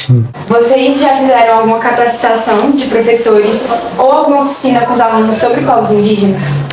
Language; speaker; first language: Portuguese; native; Portuguese